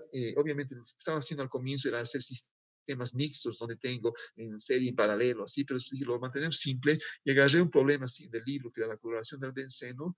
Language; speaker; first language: Spanish; native; Spanish